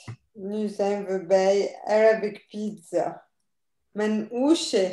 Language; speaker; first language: Dutch; non-native, fluent; Arabic